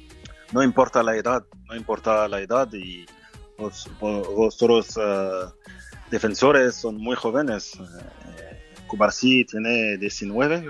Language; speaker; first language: Spanish; non-native, fluent; French